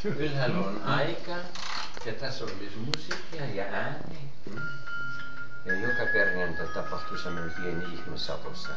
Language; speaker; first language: Finnish; non-native, learner; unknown